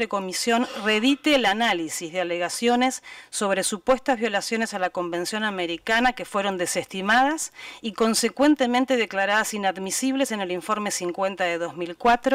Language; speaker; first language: Spanish; native; Spanish